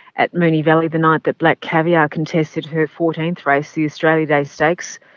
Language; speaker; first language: English; native; English